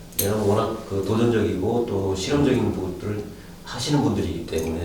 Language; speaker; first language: Korean; native; Korean